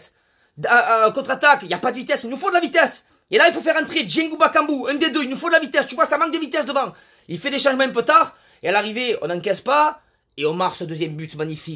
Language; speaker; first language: French; native; French